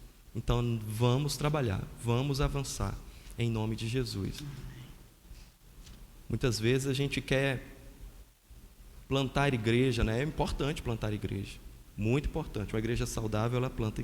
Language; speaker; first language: Portuguese; native; Portuguese